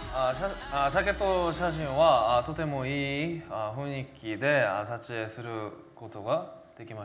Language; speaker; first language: Japanese; non-native, learner; Korean